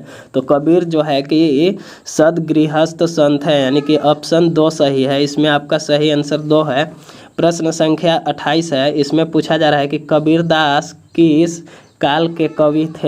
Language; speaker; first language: Hindi; native; Hindi